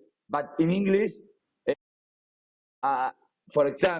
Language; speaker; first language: English; non-native, learner; Spanish